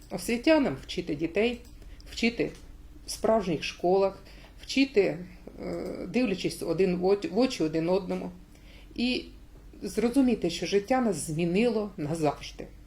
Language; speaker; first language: Ukrainian; native; Ukrainian